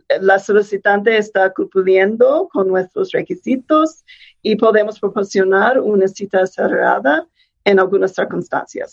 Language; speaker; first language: Spanish; non-native, fluent; English